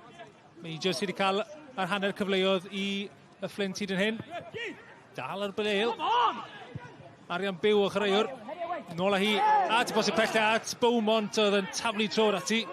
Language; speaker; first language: Welsh; native; Welsh